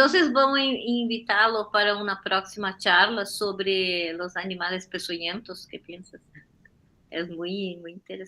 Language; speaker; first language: Spanish; non-native, learner; Portuguese